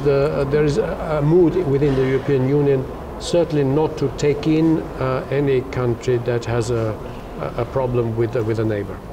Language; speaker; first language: English; non-native, fluent; German